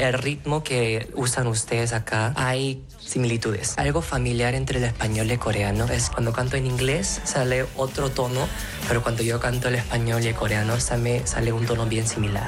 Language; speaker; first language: Spanish; non-native, fluent; Korean